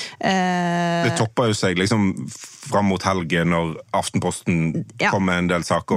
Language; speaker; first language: Norwegian; native; Norwegian